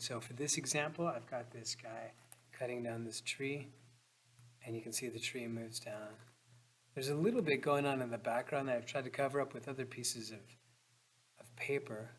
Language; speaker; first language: English; native; English